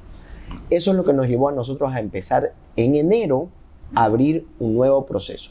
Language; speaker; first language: Spanish; native; Spanish